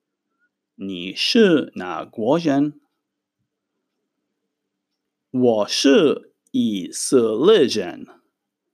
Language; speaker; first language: Chinese; non-native, fluent; Hebrew